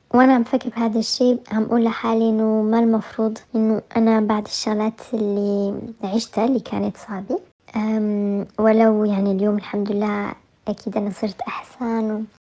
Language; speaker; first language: Arabic; early bilingual, heritage; French